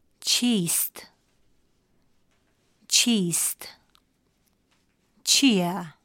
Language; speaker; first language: Persian; non-native, local second language; Central Kurdish